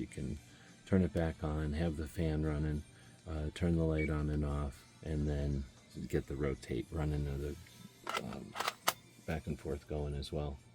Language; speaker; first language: English; native; English